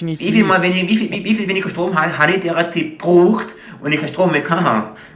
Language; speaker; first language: German; native; German